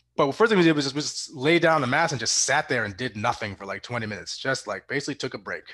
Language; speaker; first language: English; native; English